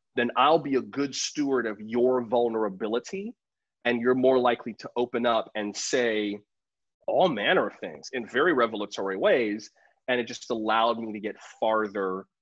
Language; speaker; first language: English; native; English